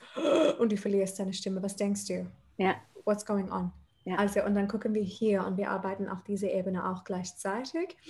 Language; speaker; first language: German; non-native, fluent; English